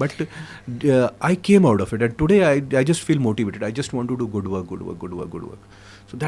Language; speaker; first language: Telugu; non-native, fluent; Hindi